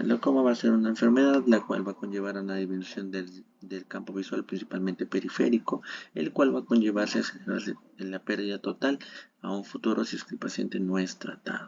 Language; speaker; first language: Spanish; native; Spanish